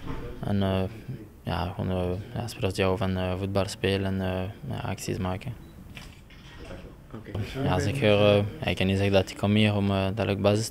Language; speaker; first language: Dutch; non-native, fluent; French